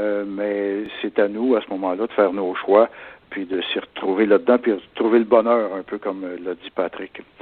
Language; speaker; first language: French; native; French